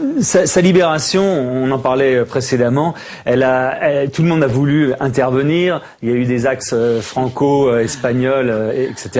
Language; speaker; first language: French; native; French